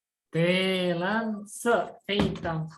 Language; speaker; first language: Chinese; non-native, fluent; Indonesian